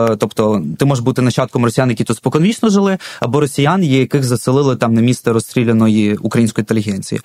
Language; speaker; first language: Ukrainian; non-native, local second language; Russian